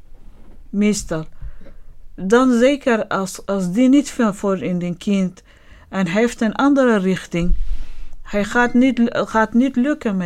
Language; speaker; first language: Dutch; non-native, learner; Arabic